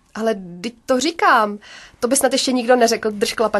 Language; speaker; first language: Czech; native; Czech